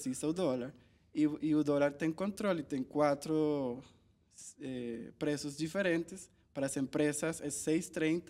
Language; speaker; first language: Portuguese; non-native, learner; Spanish